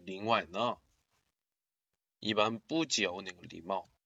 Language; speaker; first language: Chinese; non-native, learner; Korean